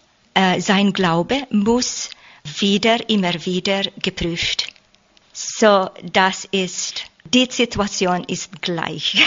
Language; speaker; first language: German; non-native, learner; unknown